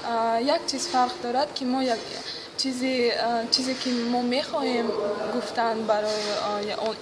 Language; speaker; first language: Persian; non-native, local second language; Russian